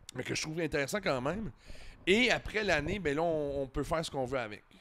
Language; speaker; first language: French; native; French